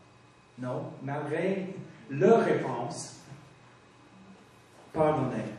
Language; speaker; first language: French; non-native, fluent; English